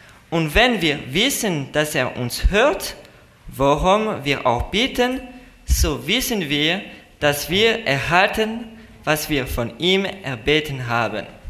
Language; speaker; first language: German; non-native, learner; French